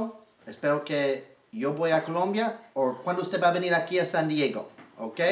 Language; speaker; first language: Spanish; non-native, learner; English